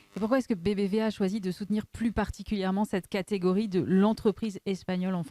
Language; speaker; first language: French; native; French